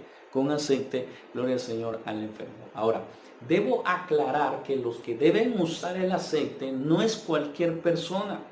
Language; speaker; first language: Spanish; native; Spanish